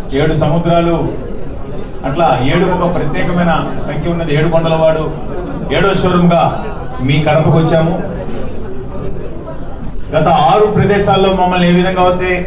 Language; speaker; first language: Telugu; native; Telugu